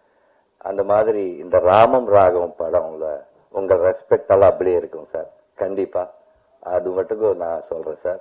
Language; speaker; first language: Tamil; non-native, learner; Telugu